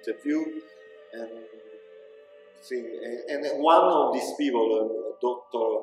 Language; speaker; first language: English; non-native, learner; Italian